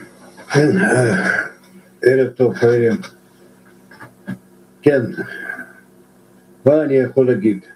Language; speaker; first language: Hebrew; non-native, fluent; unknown